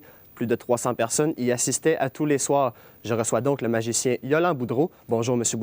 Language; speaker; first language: French; native; French